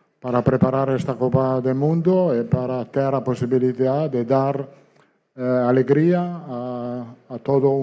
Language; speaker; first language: Portuguese; non-native, fluent; Italian